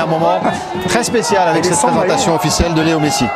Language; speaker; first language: French; native; French